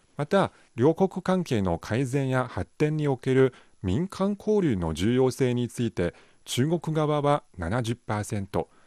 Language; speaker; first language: Japanese; non-native, fluent; Chinese